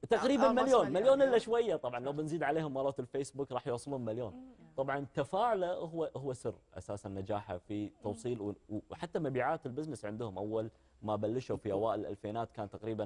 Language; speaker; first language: Arabic; native; Arabic